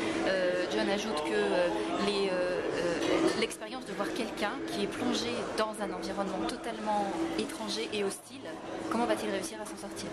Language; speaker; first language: French; native; French